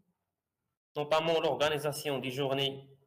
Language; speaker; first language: French; non-native, fluent; Arabic